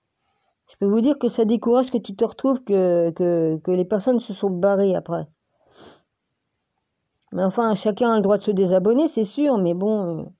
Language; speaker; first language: French; native; French